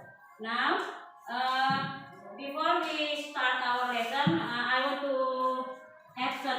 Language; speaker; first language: English; non-native, learner; Indonesian